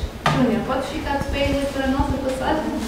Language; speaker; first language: Portuguese; native; Portuguese